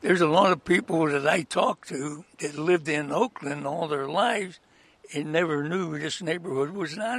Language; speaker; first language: English; native; English